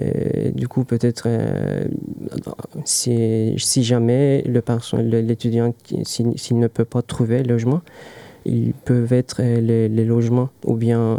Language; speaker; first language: French; non-native, learner; Turkish